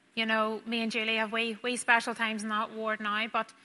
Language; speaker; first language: English; native; English